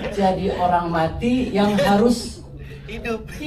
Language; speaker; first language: Indonesian; non-native, local second language; Sundanese